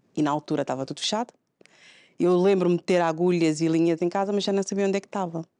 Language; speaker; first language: Portuguese; non-native, local second language; Kabuverdianu